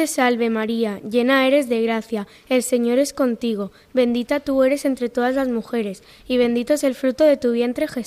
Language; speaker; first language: Spanish; native; Spanish